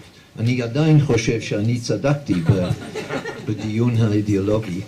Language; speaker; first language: Hebrew; non-native, fluent; English